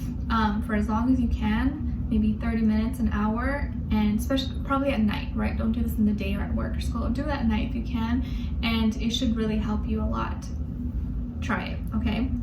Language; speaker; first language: English; native; English